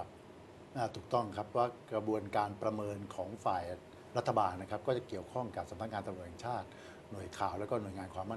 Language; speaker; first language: Thai; native; Thai